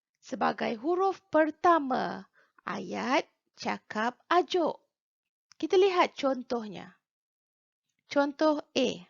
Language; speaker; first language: Malay; native; Malay